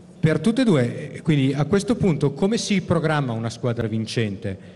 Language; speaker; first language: Italian; native; Italian